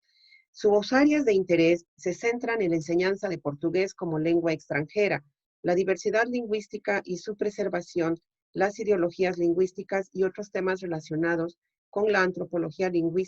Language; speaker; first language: Spanish; native; Spanish